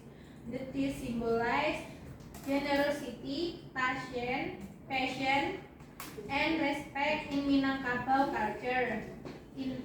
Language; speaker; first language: English; non-native, learner; Indonesian